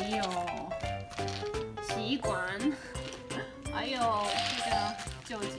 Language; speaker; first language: Chinese; non-native, learner; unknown